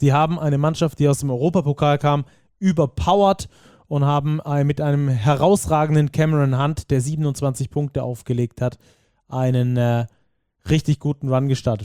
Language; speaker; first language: German; native; German